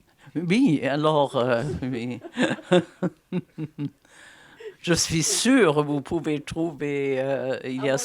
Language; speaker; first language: French; non-native, fluent; German